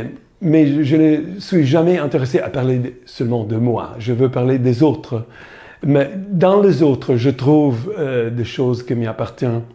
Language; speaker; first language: French; non-native, fluent; Italian